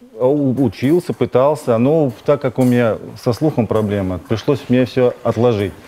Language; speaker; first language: Russian; native; Russian